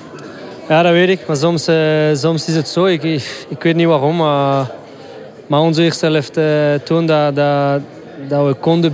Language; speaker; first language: Dutch; non-native, local second language; French